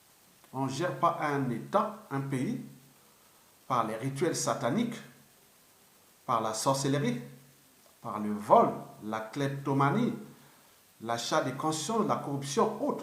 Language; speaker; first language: French; non-native, local second language; Lingala